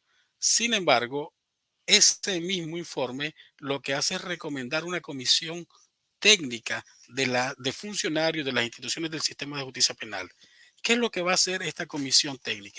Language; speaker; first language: Spanish; native; Spanish